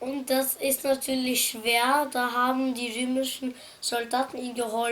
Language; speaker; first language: German; non-native, fluent; Arabic